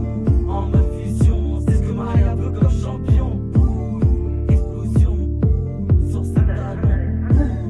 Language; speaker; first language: French; native; French